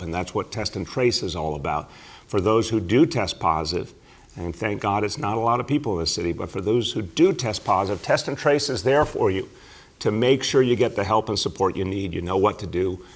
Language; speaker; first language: English; native; English